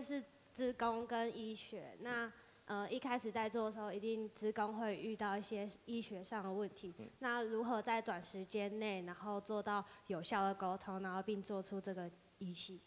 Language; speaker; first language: Chinese; native; Chinese